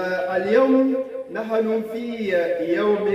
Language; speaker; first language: Arabic; non-native, learner; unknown